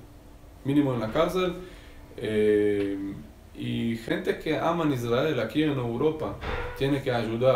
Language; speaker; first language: Spanish; non-native, learner; Hebrew